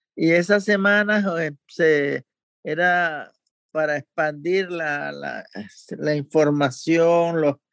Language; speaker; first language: Spanish; native; Spanish